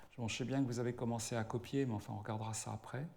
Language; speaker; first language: French; native; French